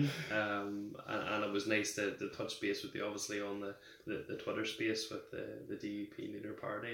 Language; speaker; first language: English; native; English